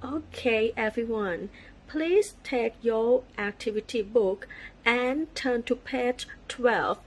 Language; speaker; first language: English; non-native, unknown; Thai